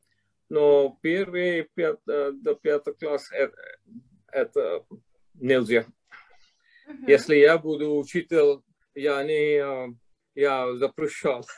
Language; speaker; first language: Russian; non-native, fluent; English